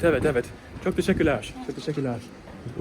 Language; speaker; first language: Turkish; non-native, learner; English